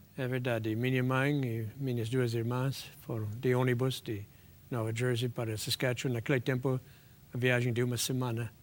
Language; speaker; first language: Portuguese; non-native, fluent; English